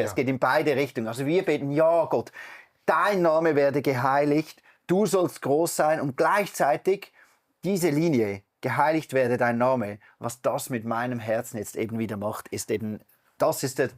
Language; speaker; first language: German; native; German